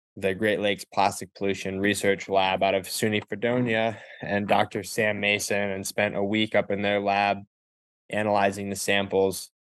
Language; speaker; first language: English; native; English